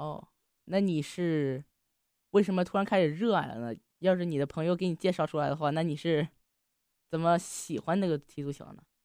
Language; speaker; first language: Chinese; early bilingual, heritage; Chinese